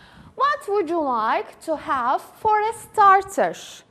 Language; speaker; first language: English; non-native, fluent; Turkish